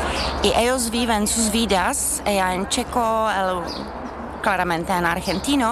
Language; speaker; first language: Spanish; non-native, fluent; Czech